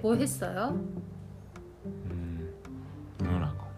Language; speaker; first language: Korean; non-native, learner; Japanese